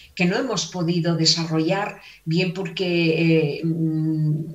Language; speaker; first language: Spanish; native; Spanish